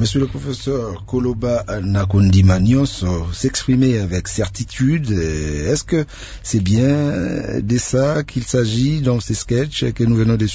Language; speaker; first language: French; non-native, local second language; Lingala